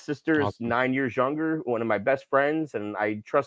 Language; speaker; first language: English; native; English